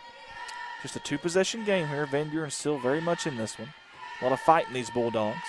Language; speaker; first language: English; native; English